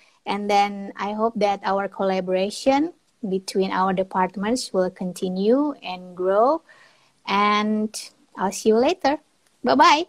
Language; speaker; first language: English; non-native, fluent; Indonesian